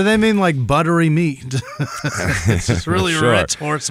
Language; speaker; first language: English; native; English